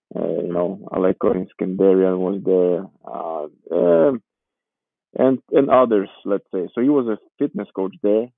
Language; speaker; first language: English; non-native, fluent; Georgian